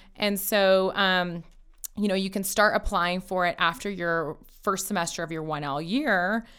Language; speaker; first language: English; early bilingual, other home language; Persian